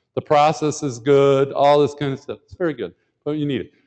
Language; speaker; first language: English; native; English